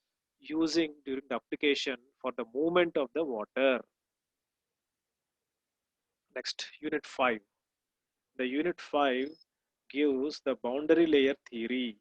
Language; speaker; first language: English; non-native, local second language; Telugu